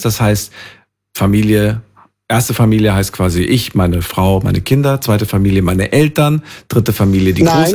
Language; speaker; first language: German; native; German